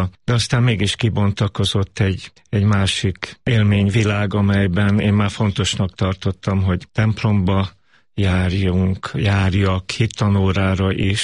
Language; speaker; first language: Hungarian; native; Hungarian